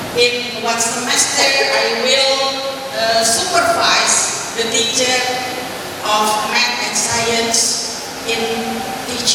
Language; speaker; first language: English; non-native, fluent; Indonesian